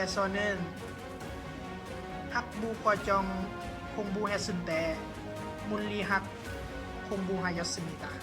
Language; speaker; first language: Korean; non-native, learner; Lao